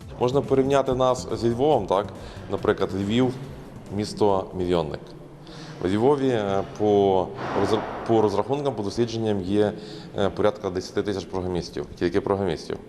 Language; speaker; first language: Ukrainian; native; Ukrainian